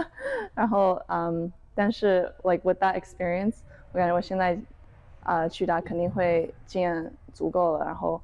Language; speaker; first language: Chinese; early bilingual, heritage; Chinese